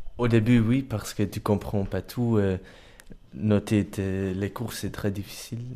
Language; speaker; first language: French; non-native, local second language; Dutch